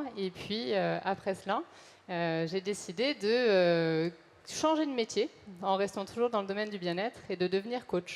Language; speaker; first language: French; native; French